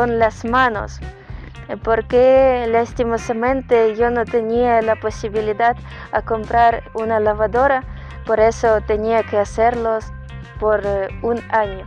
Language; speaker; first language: Spanish; non-native, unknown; Russian